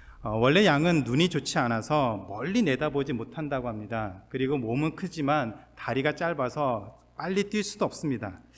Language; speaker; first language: Korean; native; Korean